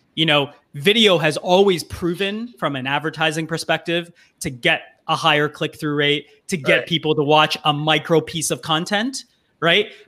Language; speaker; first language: English; native; English